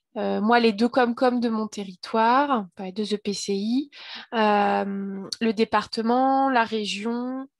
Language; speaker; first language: French; native; French